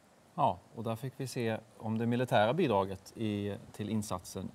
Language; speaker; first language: Swedish; native; Swedish